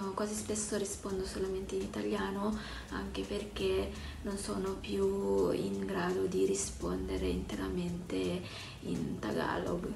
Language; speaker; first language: Italian; early bilingual, other home language; Filipino